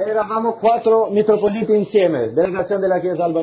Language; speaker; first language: Italian; non-native, fluent; Albanian